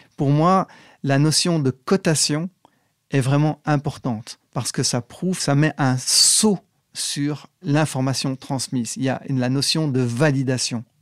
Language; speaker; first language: French; native; French